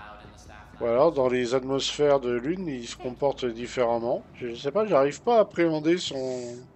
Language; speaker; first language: French; native; French